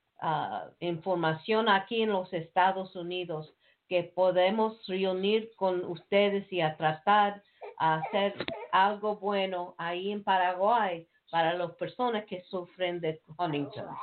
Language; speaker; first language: Spanish; non-native, learner; English